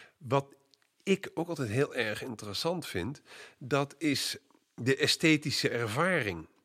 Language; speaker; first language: Dutch; native; Dutch